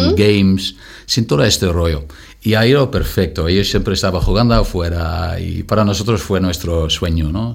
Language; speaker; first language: Spanish; non-native, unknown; Dutch